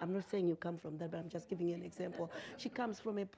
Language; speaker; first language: English; non-native, local second language; Shona